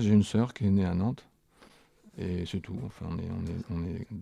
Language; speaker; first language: French; native; French